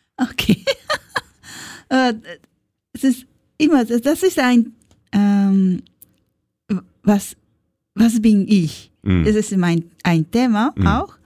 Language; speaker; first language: German; non-native, learner; Japanese